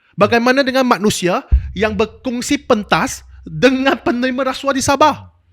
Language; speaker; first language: Malay; non-native, local second language; Chinese